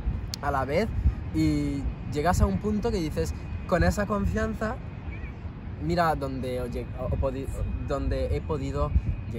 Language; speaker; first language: Spanish; non-native, fluent; French